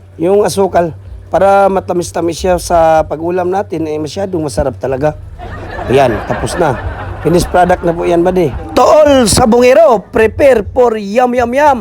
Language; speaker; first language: Filipino; non-native, local second language; Cebuano